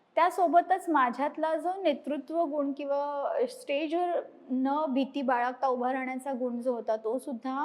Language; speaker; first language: Marathi; native; Marathi